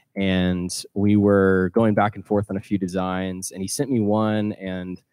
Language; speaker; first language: English; native; English